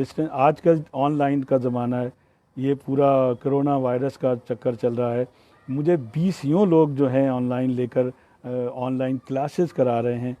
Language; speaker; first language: Urdu; native; Urdu